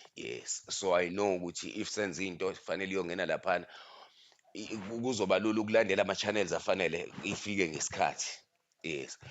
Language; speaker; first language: Zulu; native; Zulu